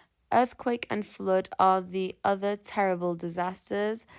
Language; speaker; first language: English; non-native, fluent; Turkish